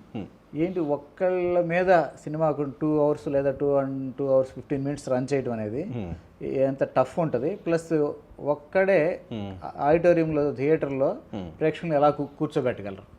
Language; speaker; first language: Telugu; native; Telugu